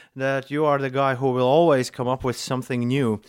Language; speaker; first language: English; non-native, fluent; Latvian